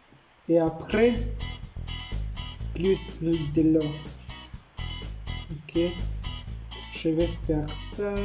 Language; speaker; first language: French; non-native, learner; Spanish